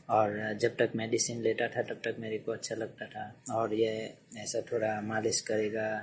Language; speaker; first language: Hindi; non-native, local second language; Gujarati